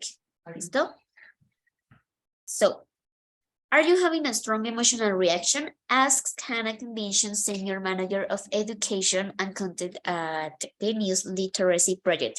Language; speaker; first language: English; non-native, fluent; Spanish